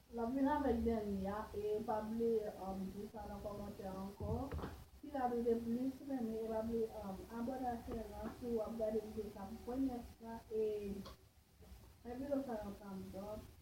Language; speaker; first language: French; non-native, learner; Haitian Creole